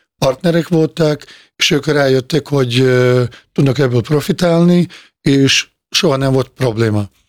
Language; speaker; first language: Hungarian; non-native, fluent; Bosnian